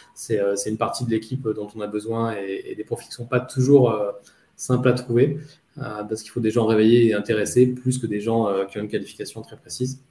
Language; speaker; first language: French; native; French